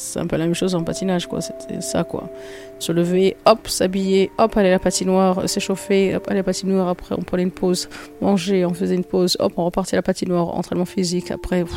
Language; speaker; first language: French; native; French